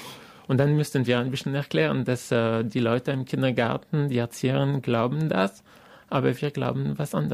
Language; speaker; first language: German; non-native, fluent; French